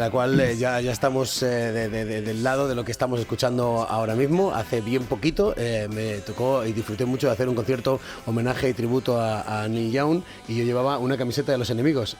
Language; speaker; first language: Spanish; native; Spanish